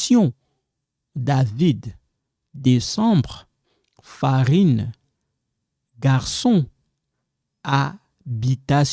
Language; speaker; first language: French; non-native, local second language; Lingala